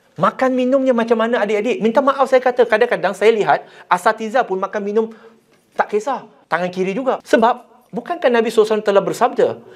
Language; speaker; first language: Malay; non-native, local second language; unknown